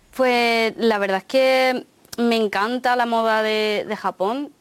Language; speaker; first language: Spanish; early bilingual, other home language; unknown